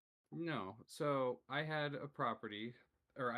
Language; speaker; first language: English; native; English